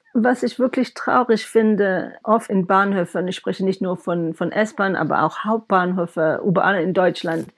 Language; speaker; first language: German; non-native, fluent; English